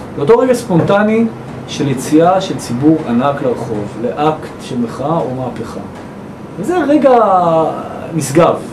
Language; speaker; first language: Hebrew; native; Hebrew